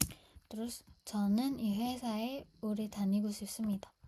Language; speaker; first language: Korean; non-native, fluent; Indonesian